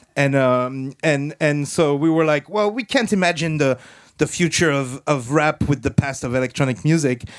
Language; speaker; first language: English; non-native, fluent; French